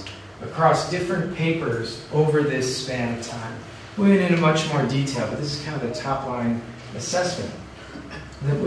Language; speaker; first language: English; native; English